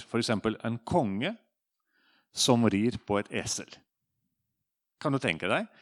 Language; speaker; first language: Norwegian; non-native, fluent; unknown